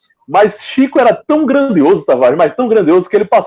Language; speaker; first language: Portuguese; native; Portuguese